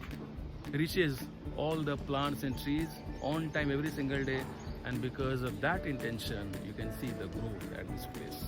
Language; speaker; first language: English; non-native, local second language; Hindi